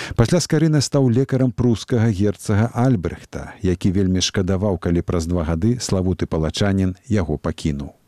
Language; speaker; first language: Belarusian; native; Belarusian